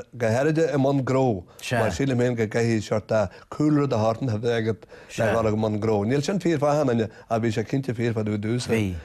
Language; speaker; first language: Irish; native; Irish